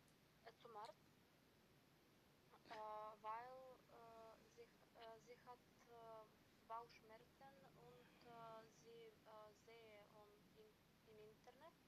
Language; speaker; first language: German; non-native, learner; Macedonian